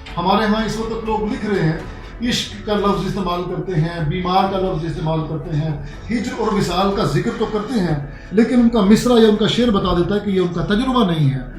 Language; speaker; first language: Urdu; non-native, local second language; Punjabi